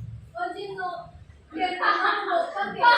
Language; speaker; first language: Japanese; non-native, learner; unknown